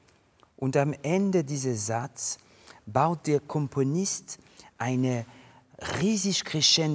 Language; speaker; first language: German; non-native, fluent; French